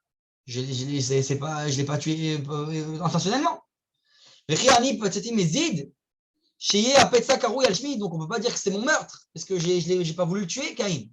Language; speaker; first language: French; native; French